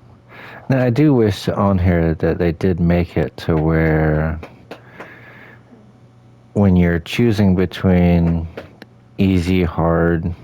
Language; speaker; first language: English; native; English